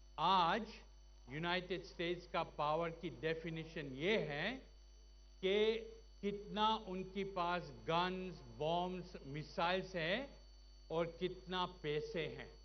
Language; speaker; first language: Hindi; non-native, fluent; Gujarati